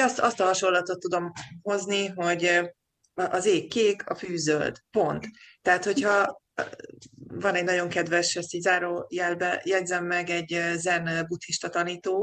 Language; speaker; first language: Hungarian; native; Hungarian